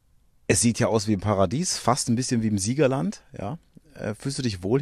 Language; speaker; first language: German; native; German